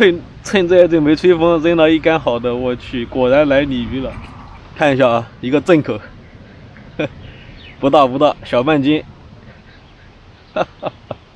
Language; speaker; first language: Chinese; native; Chinese